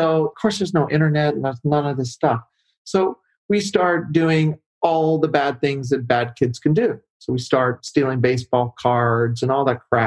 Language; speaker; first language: English; native; English